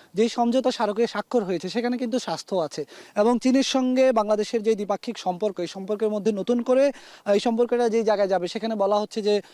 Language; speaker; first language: Bangla; native; Bangla